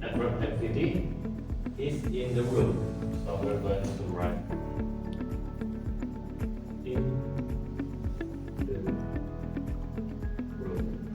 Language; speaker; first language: English; non-native, learner; Indonesian